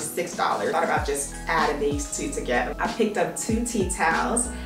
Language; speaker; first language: English; native; English